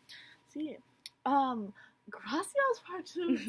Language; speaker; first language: Spanish; non-native, learner; English